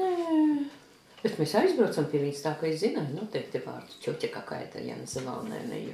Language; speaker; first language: Latvian; early bilingual, heritage; Latvian